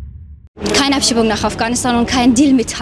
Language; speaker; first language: German; non-native, learner; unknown